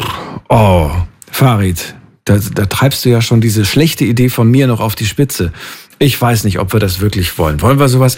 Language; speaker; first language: German; native; German